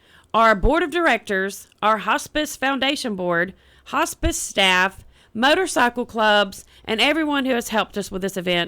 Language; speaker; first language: English; native; English